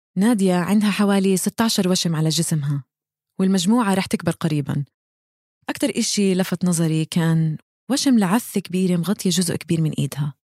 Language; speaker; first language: Arabic; native; Arabic